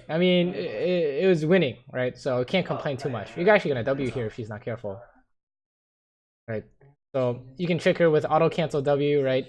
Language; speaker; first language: English; native; English